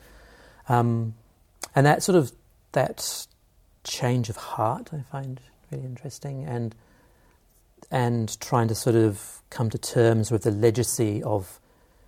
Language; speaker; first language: English; native; English